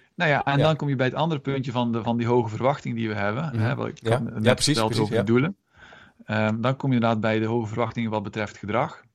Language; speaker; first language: Dutch; native; Dutch